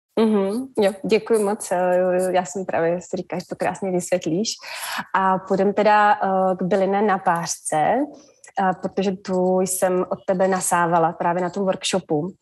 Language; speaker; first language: Czech; native; Czech